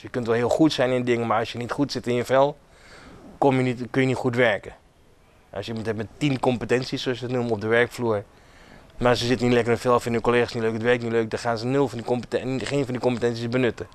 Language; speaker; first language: Dutch; native; Dutch